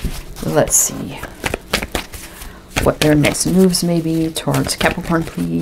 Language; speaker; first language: English; native; English